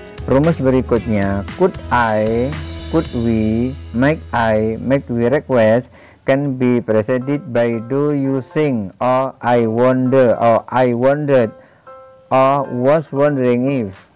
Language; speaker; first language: English; non-native, fluent; Indonesian